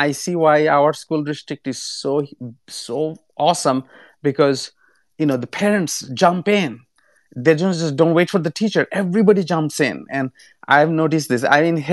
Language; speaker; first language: English; non-native, local second language; Bangla